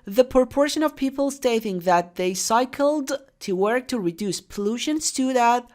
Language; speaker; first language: English; non-native, fluent; Persian